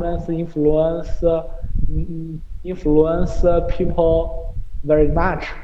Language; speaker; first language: English; non-native, learner; Chinese